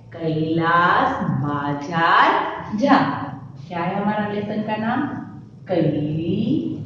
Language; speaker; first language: Hindi; non-native, local second language; Gujarati